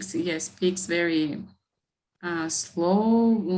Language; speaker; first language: English; non-native, learner; Bulgarian